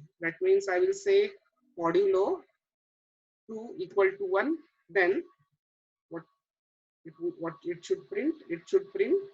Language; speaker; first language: English; non-native, local second language; Marathi